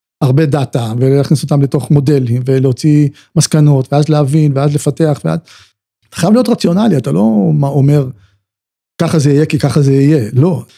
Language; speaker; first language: Hebrew; native; Hebrew